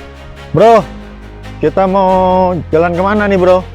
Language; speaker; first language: Indonesian; native; Indonesian